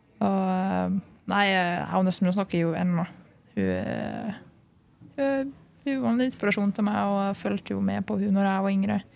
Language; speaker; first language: Norwegian; early bilingual, other home language; Lithuanian